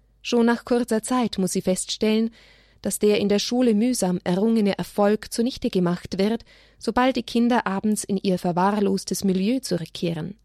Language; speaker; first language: German; native; German